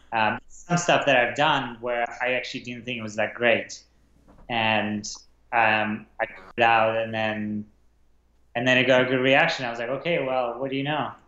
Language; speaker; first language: English; non-native, fluent; Russian